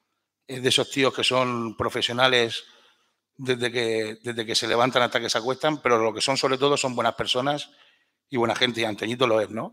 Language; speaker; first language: Spanish; native; Spanish